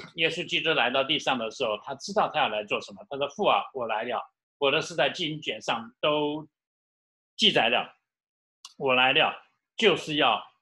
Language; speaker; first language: Chinese; native; Chinese